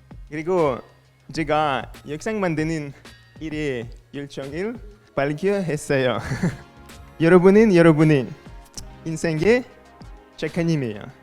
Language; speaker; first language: Korean; non-native, learner; French